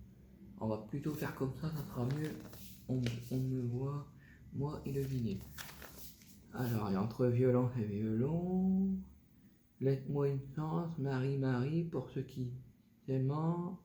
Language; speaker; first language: French; native; French